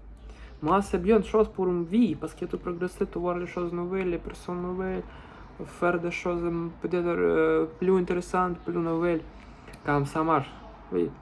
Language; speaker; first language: French; non-native, learner; Russian